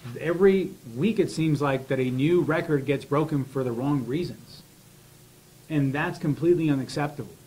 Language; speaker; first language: English; early bilingual, other home language; Spanish